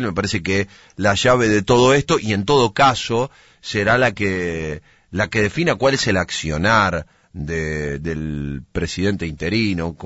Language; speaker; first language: Spanish; native; Spanish